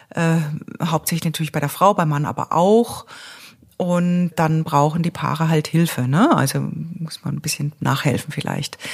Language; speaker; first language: German; native; German